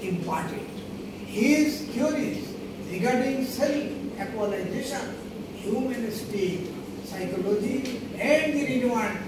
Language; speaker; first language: English; non-native, local second language; Bangla